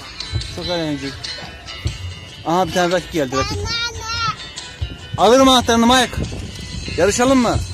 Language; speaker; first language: Turkish; native; Turkish